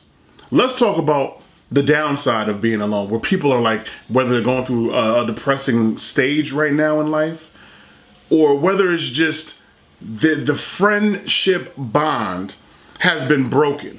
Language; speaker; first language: English; native; English